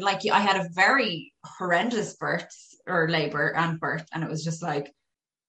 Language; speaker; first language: English; native; English